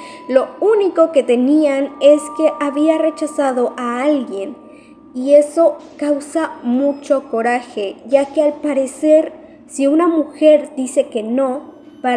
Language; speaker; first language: Spanish; native; Spanish